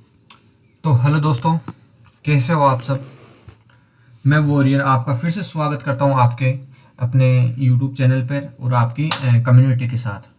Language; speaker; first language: Hindi; native; Hindi